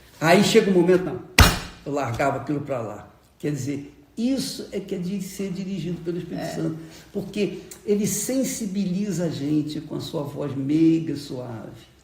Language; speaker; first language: Portuguese; native; Portuguese